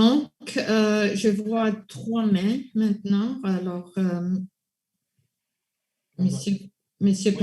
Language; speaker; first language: French; non-native, local second language; English